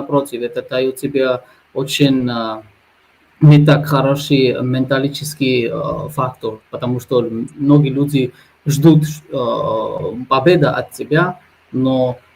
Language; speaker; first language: Russian; non-native, learner; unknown